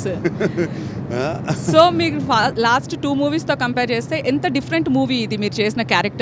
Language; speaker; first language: Telugu; native; Telugu